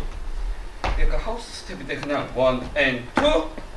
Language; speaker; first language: Korean; native; Korean